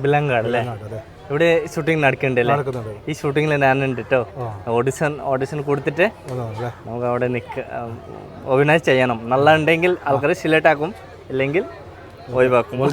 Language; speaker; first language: Malayalam; non-native, learner; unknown